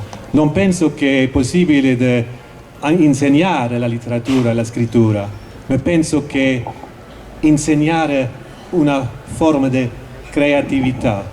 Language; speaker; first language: Italian; non-native, learner; Swedish